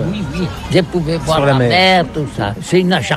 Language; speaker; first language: French; non-native, learner; Catalan